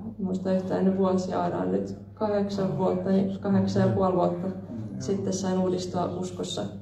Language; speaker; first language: Finnish; native; Finnish